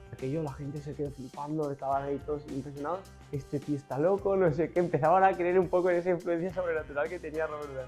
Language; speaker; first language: Spanish; native; Spanish